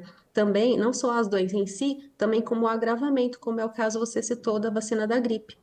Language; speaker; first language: Portuguese; native; Portuguese